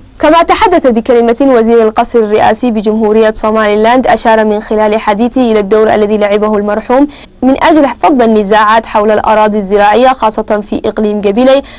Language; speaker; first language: Arabic; non-native, local second language; Somali